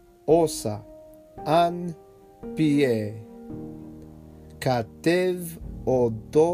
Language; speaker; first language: Greek; non-native, learner; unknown